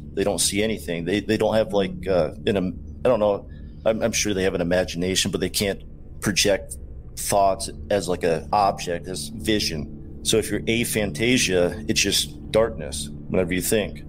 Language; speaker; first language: English; native; English